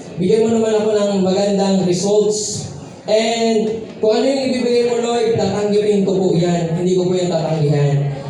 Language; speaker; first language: Filipino; non-native, local second language; Cebuano